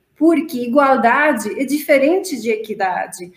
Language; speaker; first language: Portuguese; non-native, fluent; Romanian